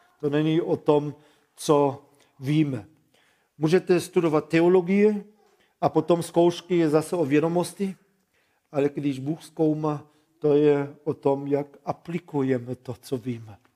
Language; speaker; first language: Czech; non-native, fluent; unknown